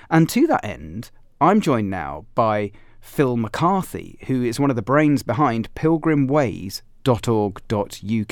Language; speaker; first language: English; native; English